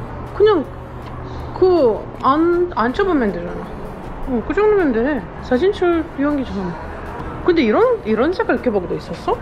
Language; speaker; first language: Korean; non-native, fluent; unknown